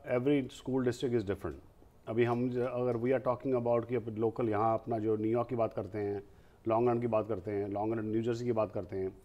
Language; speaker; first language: Hindi; native; Hindi